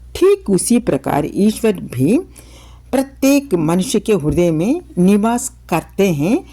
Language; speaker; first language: Hindi; non-native, local second language; Telugu